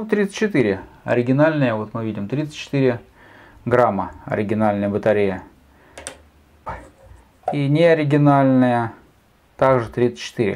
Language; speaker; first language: Russian; native; Russian